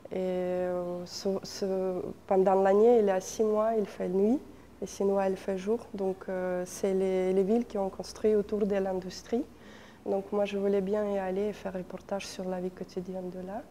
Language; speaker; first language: French; non-native, fluent; Russian